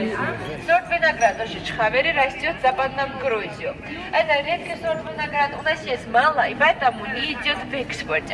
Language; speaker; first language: Russian; non-native, fluent; Georgian